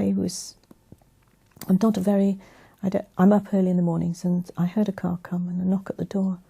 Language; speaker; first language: English; native; English